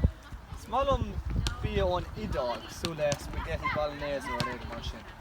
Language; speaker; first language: Irish; non-native, local second language; English